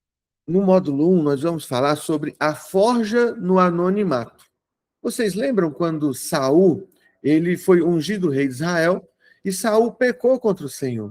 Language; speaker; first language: Portuguese; native; Portuguese